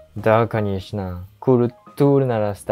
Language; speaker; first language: Russian; non-native, learner; Japanese